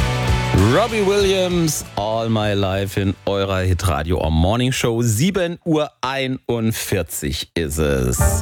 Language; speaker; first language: German; native; German